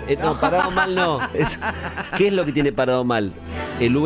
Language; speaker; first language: Spanish; native; Spanish